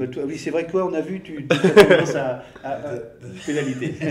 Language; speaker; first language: French; native; French